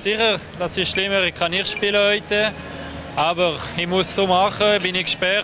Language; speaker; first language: German; non-native, learner; French